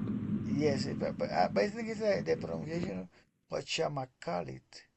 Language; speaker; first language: English; non-native, learner; Spanish